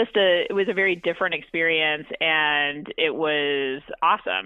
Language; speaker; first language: English; native; English